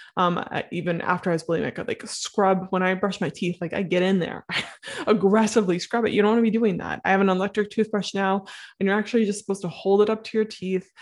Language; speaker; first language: English; native; English